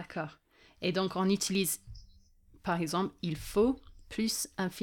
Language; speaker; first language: French; non-native, fluent; English